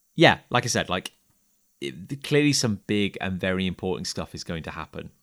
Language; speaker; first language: English; native; English